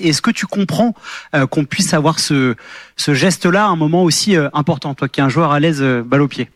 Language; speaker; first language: French; native; French